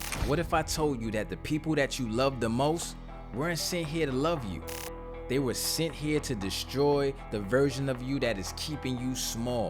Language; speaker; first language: English; native; English